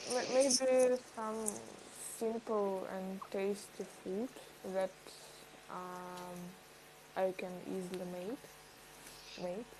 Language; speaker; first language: English; non-native, learner; Russian